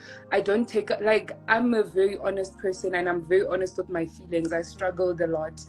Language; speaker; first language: English; non-native, local second language; Tswana